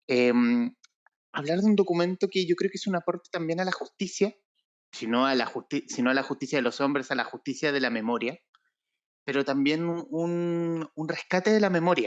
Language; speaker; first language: Spanish; native; Spanish